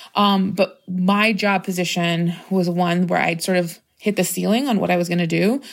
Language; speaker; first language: English; native; English